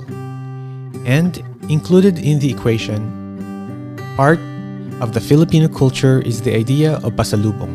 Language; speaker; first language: English; non-native, local second language; Filipino